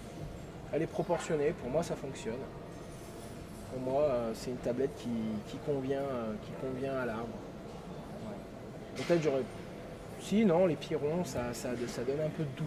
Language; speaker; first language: French; native; French